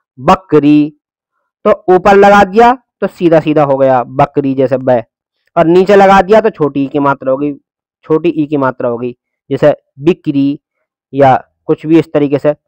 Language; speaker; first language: Hindi; native; Hindi